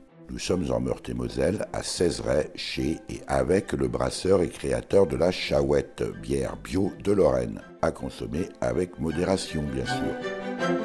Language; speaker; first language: French; native; French